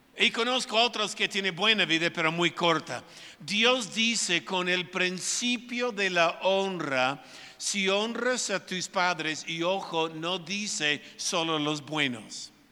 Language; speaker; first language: Spanish; non-native, fluent; English